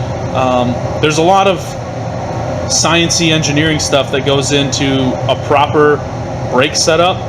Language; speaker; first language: English; native; English